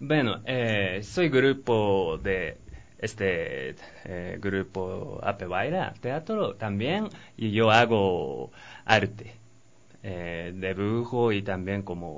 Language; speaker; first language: Spanish; non-native, learner; Japanese